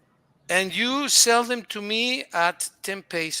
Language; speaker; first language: English; non-native, fluent; Spanish